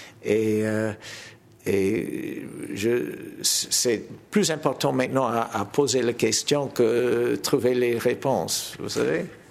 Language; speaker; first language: French; non-native, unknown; English